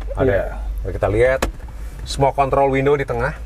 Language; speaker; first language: Indonesian; early bilingual, heritage; Indonesian